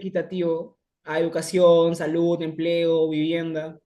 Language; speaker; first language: Spanish; native; Spanish